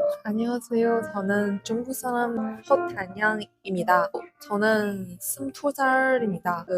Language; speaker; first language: Korean; non-native, learner; Chinese